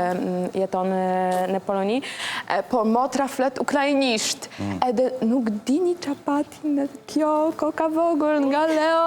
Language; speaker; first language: Albanian; non-native, learner; Polish